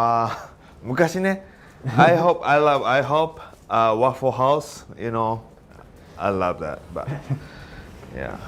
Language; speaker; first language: English; non-native, learner; Japanese